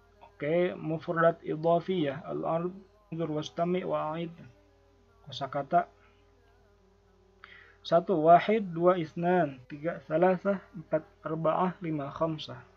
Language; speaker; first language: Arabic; non-native, fluent; Indonesian